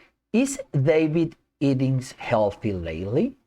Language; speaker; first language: English; non-native, fluent; Spanish